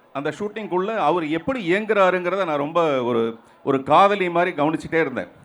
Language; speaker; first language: Tamil; native; Tamil